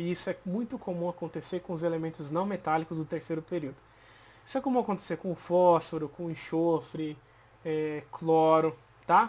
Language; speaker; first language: Portuguese; native; Portuguese